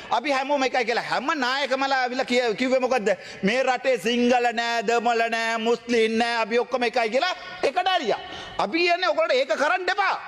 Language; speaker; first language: Sinhala; non-native, local second language; Tamil